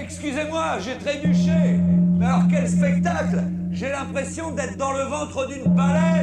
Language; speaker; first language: French; native; French